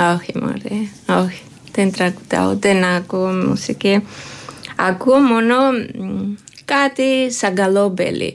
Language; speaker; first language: Greek; non-native, learner; Georgian